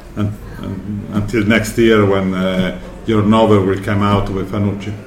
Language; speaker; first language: English; non-native, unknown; Italian